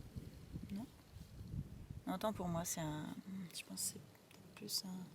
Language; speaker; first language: French; native; French